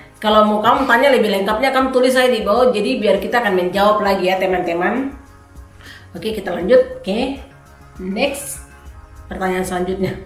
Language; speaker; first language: Indonesian; native; Indonesian